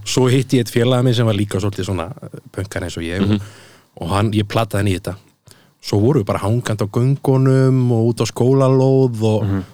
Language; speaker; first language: Icelandic; native; Icelandic